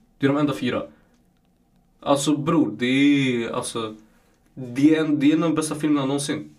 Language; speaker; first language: Swedish; native; Swedish